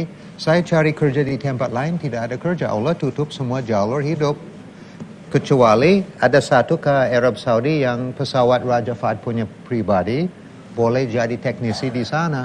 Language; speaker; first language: Indonesian; non-native, learner; English